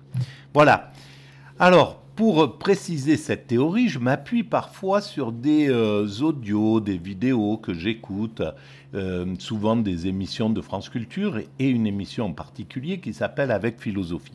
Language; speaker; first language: French; native; French